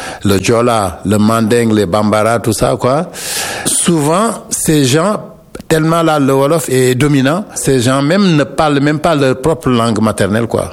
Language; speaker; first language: French; non-native, local second language; Wolof